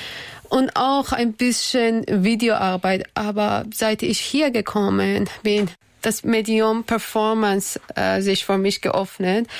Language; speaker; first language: German; non-native, learner; Persian